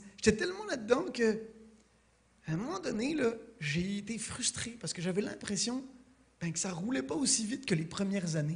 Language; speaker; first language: French; native; French